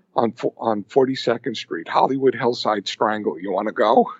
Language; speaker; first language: English; native; English